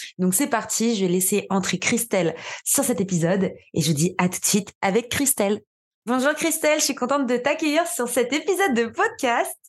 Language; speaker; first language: French; native; French